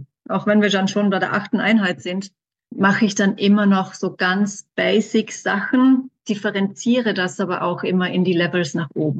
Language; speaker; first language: German; native; German